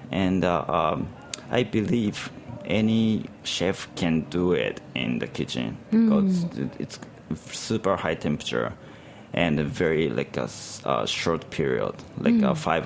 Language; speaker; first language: English; non-native, learner; Japanese